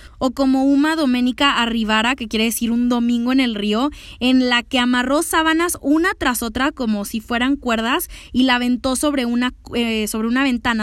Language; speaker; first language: Spanish; native; Spanish